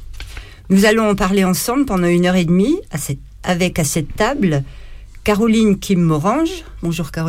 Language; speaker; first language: French; native; French